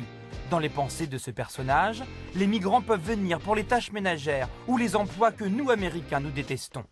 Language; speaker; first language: French; native; French